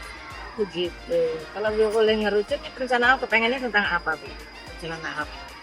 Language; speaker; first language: Indonesian; native; Indonesian